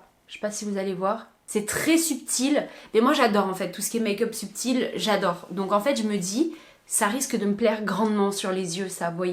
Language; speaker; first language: French; native; French